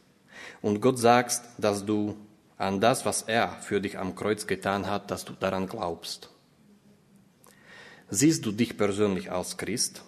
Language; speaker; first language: German; non-native, fluent; Slovak